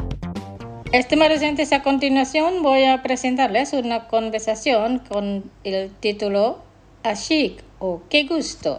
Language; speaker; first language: Spanish; non-native, fluent; Indonesian